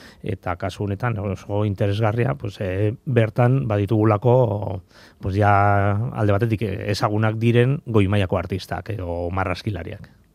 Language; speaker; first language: Basque; native; Basque